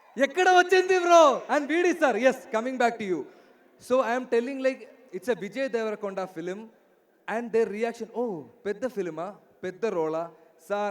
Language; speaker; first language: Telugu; non-native, learner; Malayalam